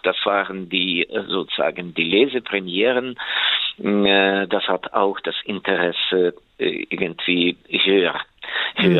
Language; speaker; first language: German; non-native, fluent; Ukrainian